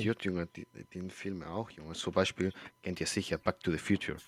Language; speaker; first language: German; early bilingual, other home language; Spanish